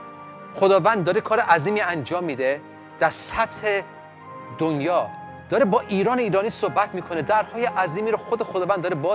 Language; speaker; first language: Persian; native; Persian